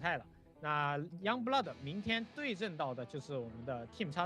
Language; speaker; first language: Chinese; native; Chinese